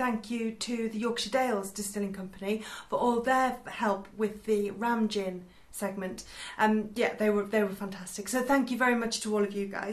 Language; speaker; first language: English; native; English